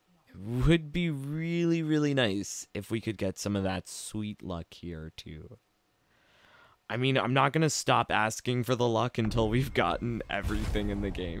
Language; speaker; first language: English; native; English